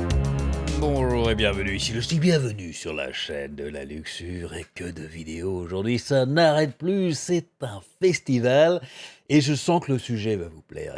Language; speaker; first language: French; native; French